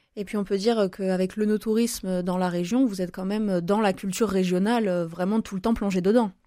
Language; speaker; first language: French; native; French